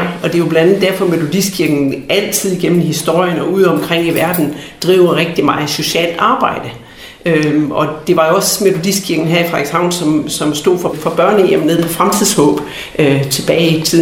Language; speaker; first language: Danish; native; Danish